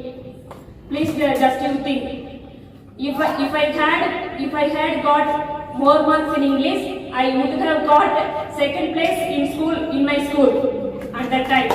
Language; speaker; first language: English; non-native, learner; Tamil